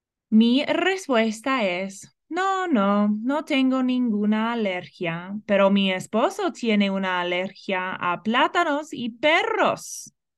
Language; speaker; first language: Spanish; non-native, fluent; English